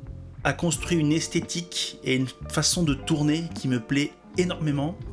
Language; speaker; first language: French; native; French